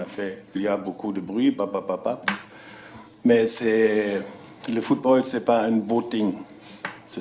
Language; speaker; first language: French; non-native, fluent; German